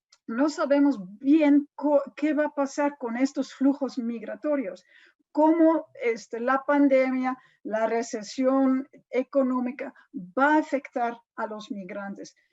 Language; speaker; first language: Spanish; non-native, fluent; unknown